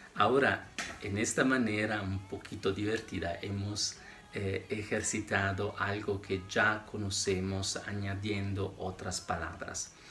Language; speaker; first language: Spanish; non-native, fluent; Italian